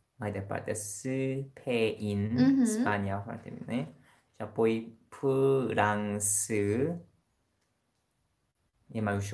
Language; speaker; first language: Romanian; non-native, learner; Korean